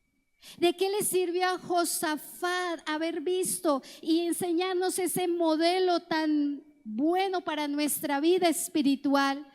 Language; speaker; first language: Spanish; native; Spanish